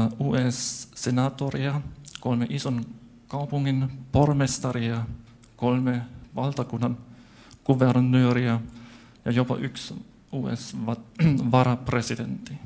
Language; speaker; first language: Finnish; non-native, fluent; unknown